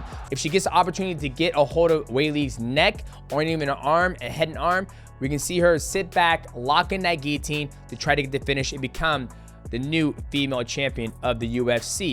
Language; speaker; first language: English; native; English